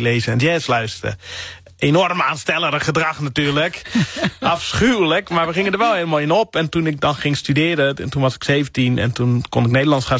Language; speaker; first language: Dutch; native; Dutch